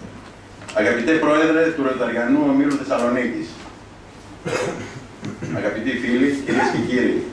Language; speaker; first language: Greek; native; Greek